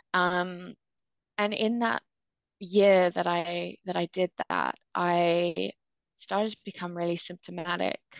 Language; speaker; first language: English; native; English